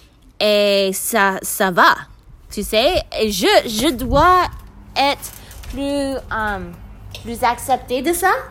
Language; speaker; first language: French; non-native, learner; English